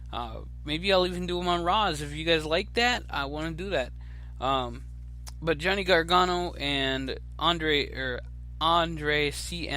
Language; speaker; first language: English; native; English